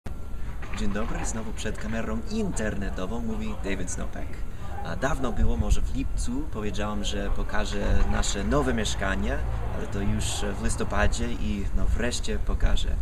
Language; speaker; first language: Polish; non-native, learner; English